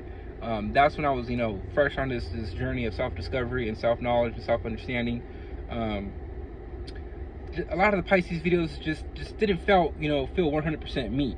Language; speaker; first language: English; native; English